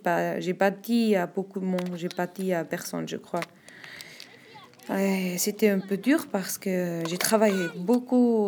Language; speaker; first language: French; non-native, learner; German